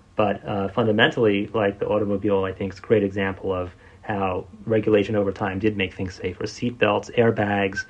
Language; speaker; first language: English; native; English